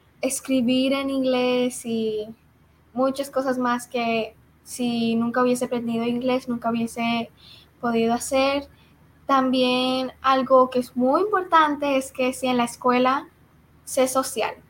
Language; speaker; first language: Spanish; early bilingual, heritage; Spanish